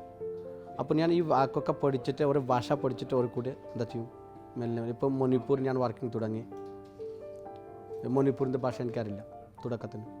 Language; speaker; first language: Malayalam; non-native, local second language; Assamese